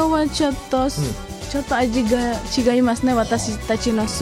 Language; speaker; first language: Japanese; non-native, learner; Indonesian